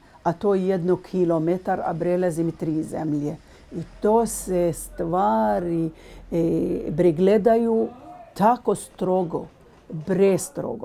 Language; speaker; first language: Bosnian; non-native, learner; Arabic